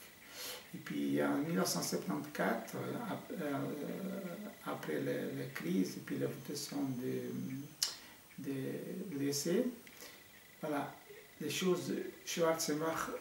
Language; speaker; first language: French; non-native, fluent; Portuguese